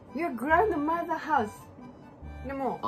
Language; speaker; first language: English; non-native, learner; Japanese